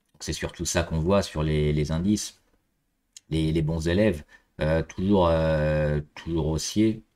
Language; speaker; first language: French; native; French